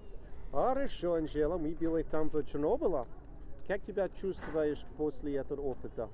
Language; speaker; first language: Russian; non-native, learner; English